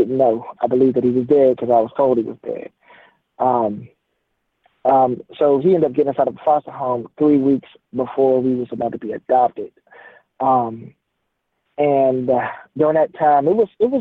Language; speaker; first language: English; native; English